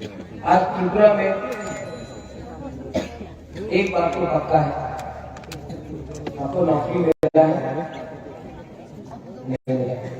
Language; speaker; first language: Hindi; non-native, local second language; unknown